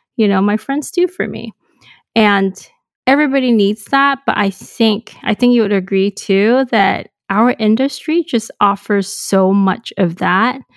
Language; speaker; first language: English; non-native, local second language; Cantonese